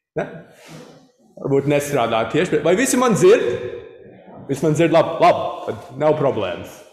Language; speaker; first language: Latvian; early bilingual, heritage; Latvian